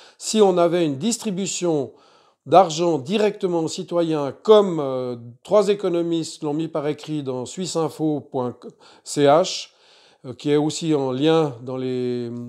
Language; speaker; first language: French; native; French